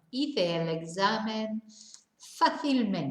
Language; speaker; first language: Spanish; non-native, fluent; English